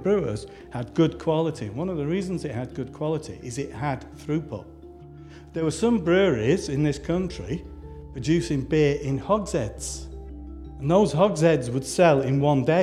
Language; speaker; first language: English; native; English